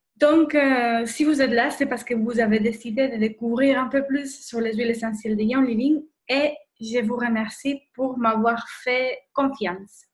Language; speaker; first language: French; non-native, fluent; Spanish